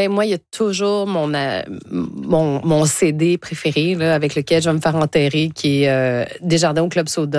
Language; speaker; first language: French; native; French